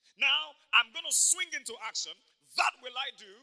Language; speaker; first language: English; non-native, local second language; Yoruba